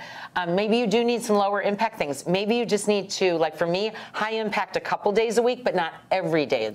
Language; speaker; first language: English; native; English